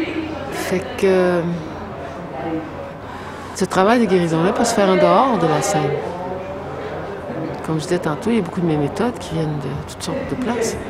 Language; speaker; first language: French; native; French